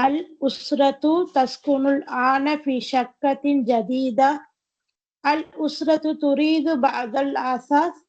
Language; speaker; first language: Arabic; non-native, learner; Tamil